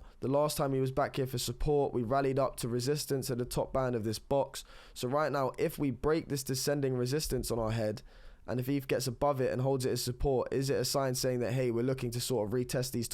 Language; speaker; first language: English; native; English